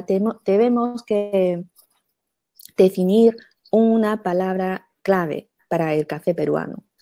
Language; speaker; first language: Spanish; non-native, fluent; Chinese